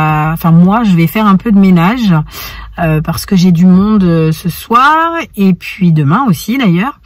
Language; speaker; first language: French; native; French